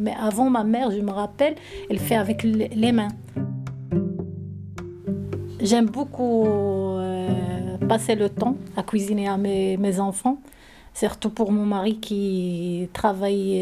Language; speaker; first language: French; non-native, learner; Arabic